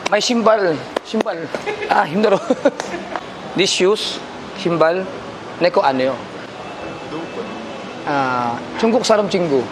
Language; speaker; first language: Korean; non-native, learner; Filipino